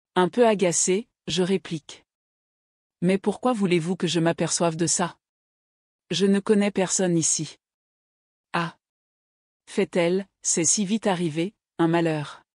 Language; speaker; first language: French; native; French